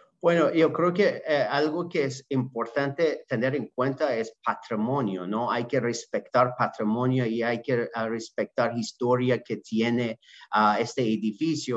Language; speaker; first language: Spanish; non-native, learner; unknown